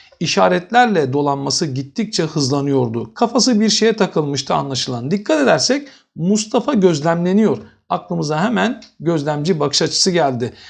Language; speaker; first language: Turkish; native; Turkish